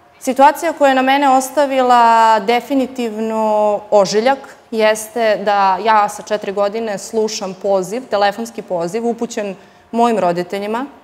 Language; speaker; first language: Serbian; native; Serbian